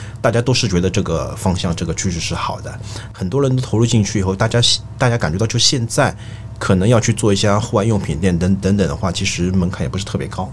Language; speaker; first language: Chinese; native; Chinese